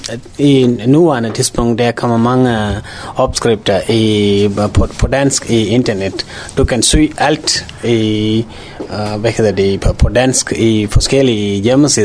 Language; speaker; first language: Danish; non-native, learner; Tamil